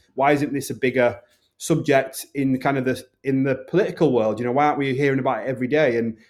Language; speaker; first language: English; native; English